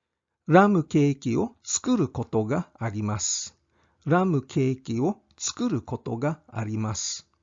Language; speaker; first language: Japanese; non-native, fluent; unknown